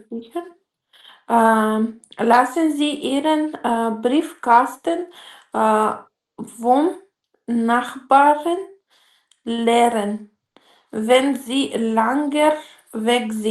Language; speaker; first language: German; non-native, learner; Macedonian